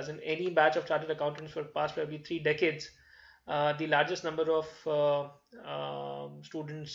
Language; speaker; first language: English; non-native, local second language; Hindi